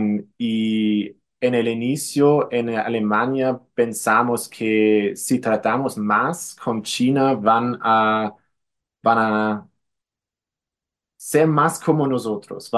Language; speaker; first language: Spanish; non-native, fluent; German